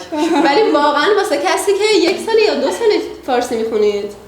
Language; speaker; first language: Persian; native; Persian